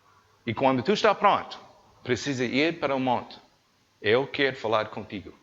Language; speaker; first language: Portuguese; non-native, learner; English